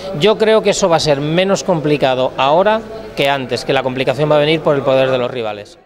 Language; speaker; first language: Spanish; native; Spanish